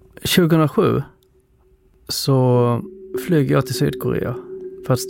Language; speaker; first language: Swedish; early bilingual, other home language; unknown